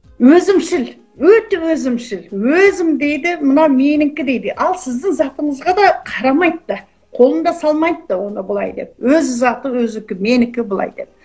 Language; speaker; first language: Kazakh; early bilingual, heritage; Kazakh